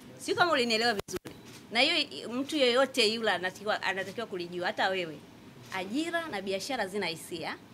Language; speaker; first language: Swahili; native; Swahili